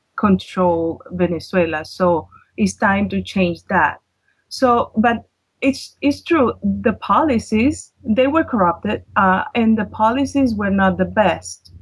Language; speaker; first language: English; non-native, fluent; Spanish